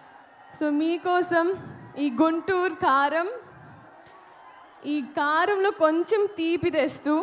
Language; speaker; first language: Telugu; non-native, fluent; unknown